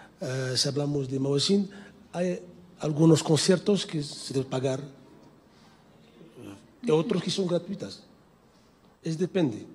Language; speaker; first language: Spanish; non-native, fluent; Arabic